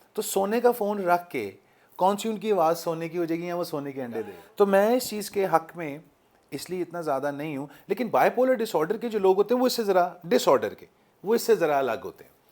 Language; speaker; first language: Urdu; native; Urdu